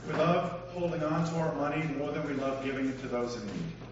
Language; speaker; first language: English; native; English